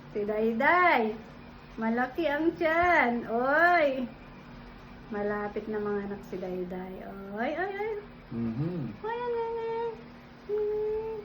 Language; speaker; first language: Filipino; non-native, local second language; Iloko